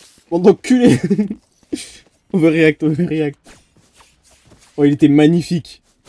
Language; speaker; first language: French; native; French